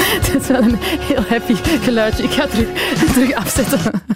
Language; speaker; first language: Dutch; native; Dutch